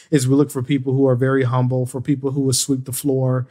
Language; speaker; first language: English; native; English